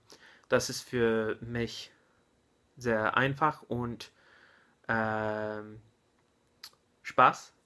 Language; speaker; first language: German; non-native, learner; English